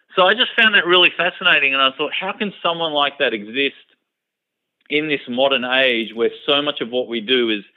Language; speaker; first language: English; native; English